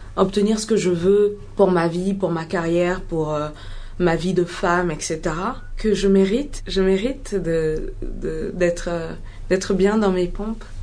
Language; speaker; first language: French; non-native, local second language; Bambara